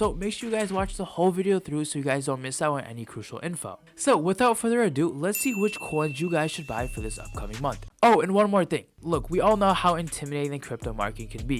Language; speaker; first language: English; native; English